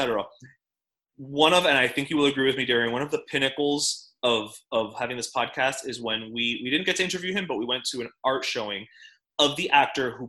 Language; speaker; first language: English; native; English